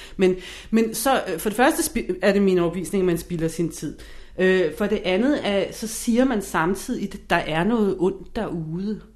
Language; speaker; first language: Danish; non-native, fluent; English